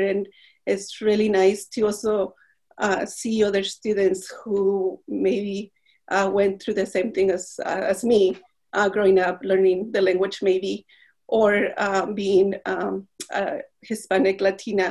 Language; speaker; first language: English; non-native, fluent; Spanish